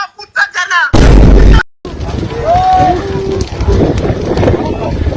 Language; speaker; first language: French; native; French